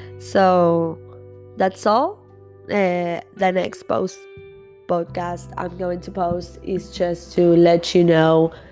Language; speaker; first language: English; non-native, fluent; Spanish